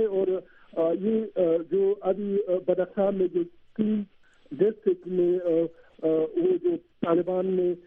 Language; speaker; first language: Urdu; non-native, learner; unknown